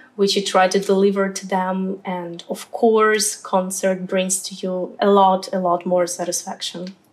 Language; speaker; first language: English; non-native, fluent; Ukrainian